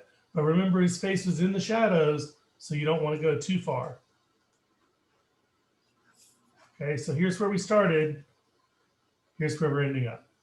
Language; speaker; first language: English; native; English